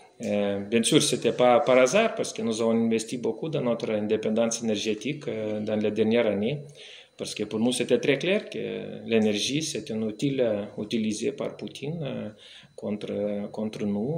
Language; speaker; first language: French; non-native, fluent; Lithuanian